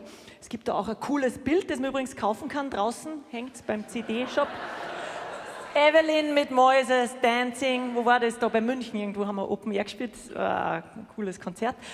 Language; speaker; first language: German; native; German